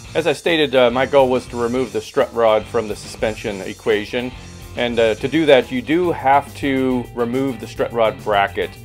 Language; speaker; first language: English; native; English